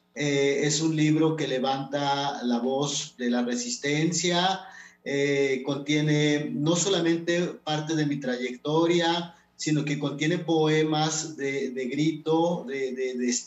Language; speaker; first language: Spanish; non-native, local second language; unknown